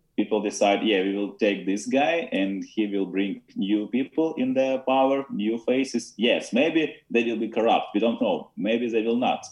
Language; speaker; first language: English; non-native, learner; Ukrainian